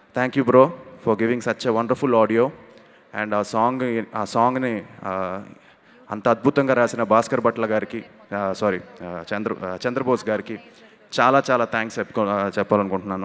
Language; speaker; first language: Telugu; native; Telugu